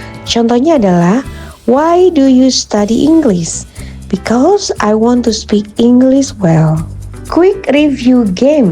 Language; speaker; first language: English; non-native, local second language; Indonesian